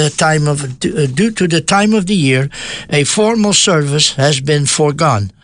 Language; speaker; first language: English; non-native, fluent; Dutch